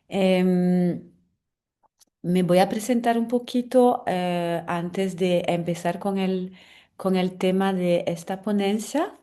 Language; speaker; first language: Spanish; non-native, fluent; French